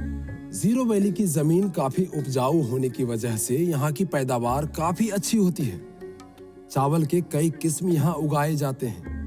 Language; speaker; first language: Hindi; native; Hindi